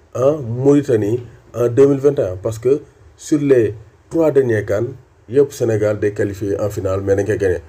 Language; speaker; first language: French; non-native, local second language; Wolof